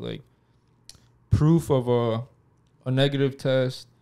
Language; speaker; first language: English; early bilingual, other home language; Spanish